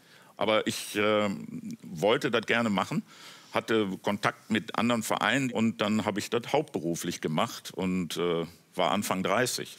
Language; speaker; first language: German; native; German